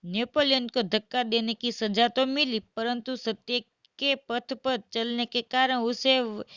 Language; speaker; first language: Hindi; non-native, local second language; Gujarati